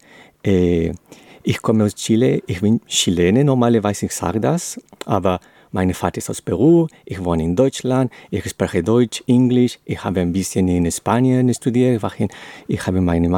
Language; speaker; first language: German; non-native, learner; Spanish